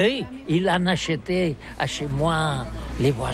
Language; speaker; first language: French; non-native, learner; Catalan